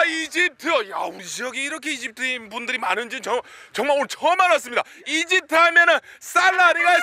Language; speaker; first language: Korean; native; Korean